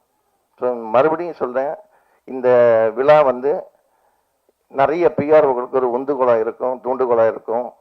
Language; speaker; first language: Tamil; native; Tamil